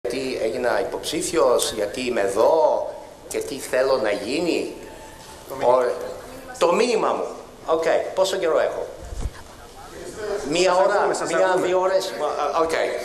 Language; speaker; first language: Greek; early bilingual, heritage; Greek